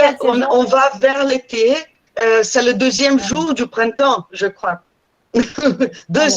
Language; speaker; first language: French; non-native, fluent; Portuguese